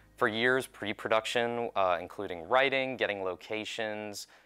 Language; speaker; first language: English; native; English